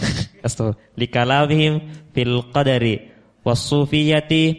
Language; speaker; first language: Arabic; non-native, learner; Indonesian